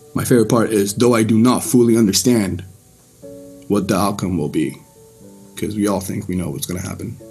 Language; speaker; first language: English; early bilingual, other home language; Persian